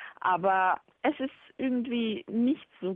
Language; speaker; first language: German; non-native, learner; Bosnian